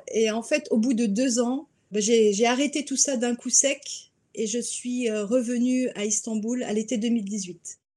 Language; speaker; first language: French; native; French